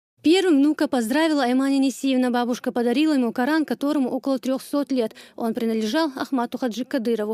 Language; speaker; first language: Russian; native; Russian